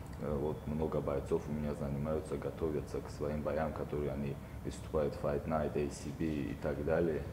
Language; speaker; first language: Russian; non-native, local second language; Tajik